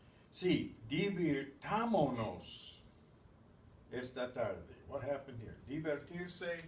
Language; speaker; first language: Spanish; non-native, fluent; English